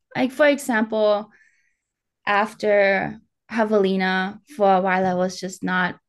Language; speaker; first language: English; non-native, fluent; German